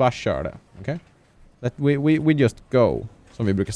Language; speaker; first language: Swedish; native; Swedish